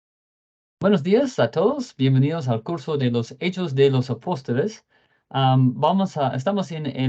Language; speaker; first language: Spanish; non-native, fluent; English